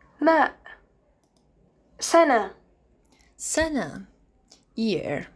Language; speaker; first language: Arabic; non-native, learner; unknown